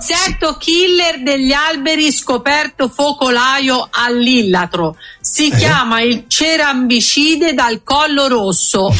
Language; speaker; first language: Italian; native; Italian